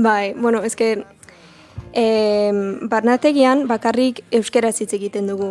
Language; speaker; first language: Basque; non-native, learner; English